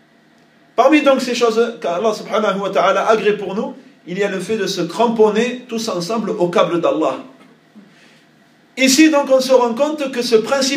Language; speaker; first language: French; native; French